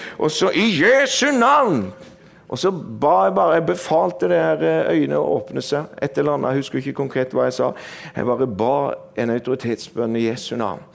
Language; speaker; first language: Norwegian; native; Norwegian